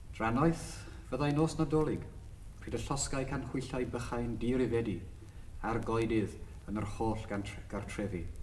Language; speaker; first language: Welsh; non-native, local second language; English